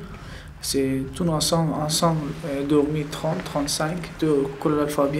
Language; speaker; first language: French; non-native, learner; Persian